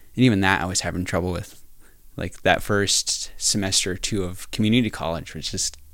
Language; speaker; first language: English; native; English